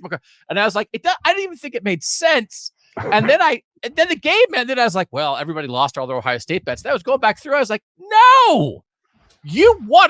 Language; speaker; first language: English; native; English